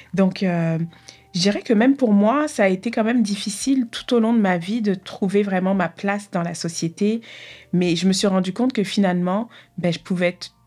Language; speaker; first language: French; native; French